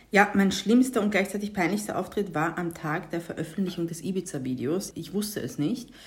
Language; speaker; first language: German; native; German